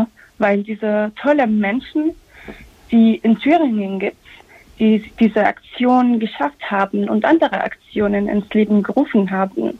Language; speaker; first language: German; non-native, fluent; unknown